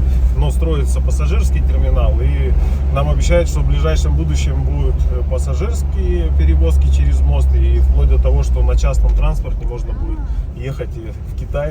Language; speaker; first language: Russian; native; Russian